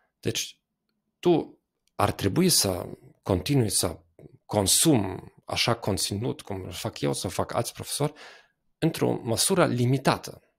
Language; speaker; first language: Romanian; non-native, fluent; German